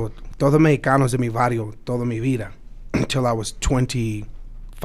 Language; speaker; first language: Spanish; non-native, local second language; English